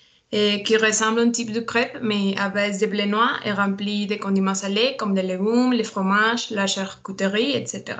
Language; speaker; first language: French; non-native, learner; Spanish